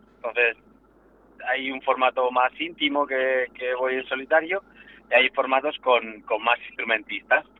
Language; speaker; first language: Spanish; native; Spanish